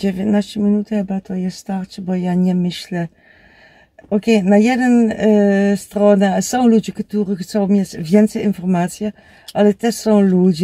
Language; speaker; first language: Polish; non-native, learner; Dutch